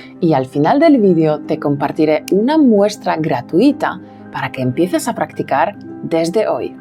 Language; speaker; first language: Spanish; non-native, fluent; Polish